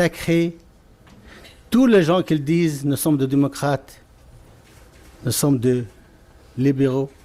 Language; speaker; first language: French; non-native, fluent; Arabic